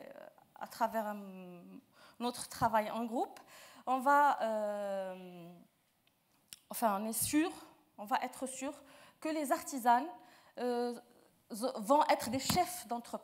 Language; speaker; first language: French; non-native, local second language; Arabic